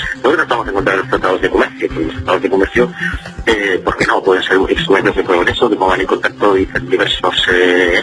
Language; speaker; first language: Spanish; non-native, local second language; Catalan